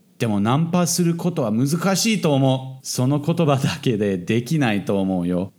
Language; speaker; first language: Japanese; non-native, fluent; English